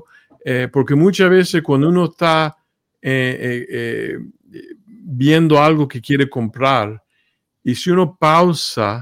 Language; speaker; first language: Spanish; early bilingual, heritage; Spanish